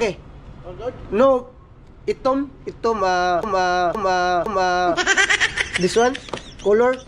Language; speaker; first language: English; non-native, learner; Cebuano